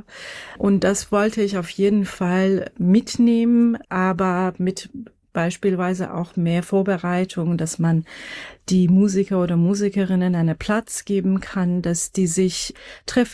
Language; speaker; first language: German; non-native, fluent; Persian